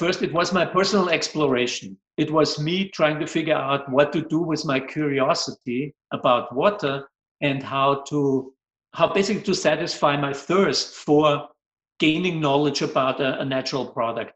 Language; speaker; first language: English; non-native, fluent; German